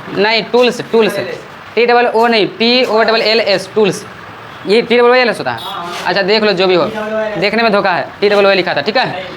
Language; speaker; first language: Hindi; native; Hindi